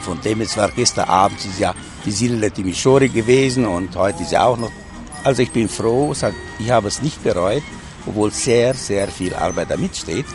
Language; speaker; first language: German; native; German